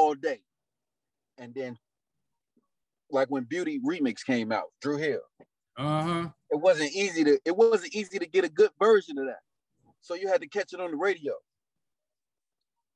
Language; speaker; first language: English; native; English